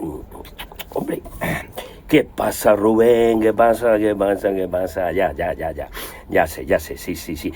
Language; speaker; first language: Spanish; native; Spanish